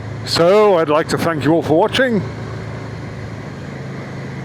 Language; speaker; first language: English; native; English